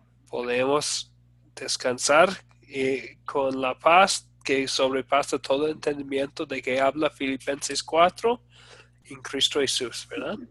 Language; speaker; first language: Spanish; non-native, fluent; English